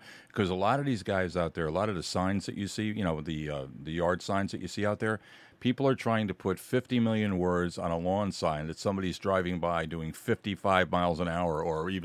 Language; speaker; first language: English; native; English